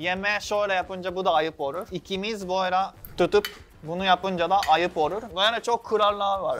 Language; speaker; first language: Turkish; non-native, fluent; Japanese